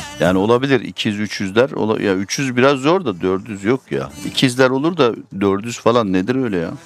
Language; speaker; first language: Turkish; early bilingual, heritage; Turkish